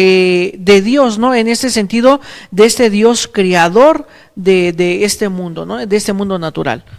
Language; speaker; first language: Spanish; native; Spanish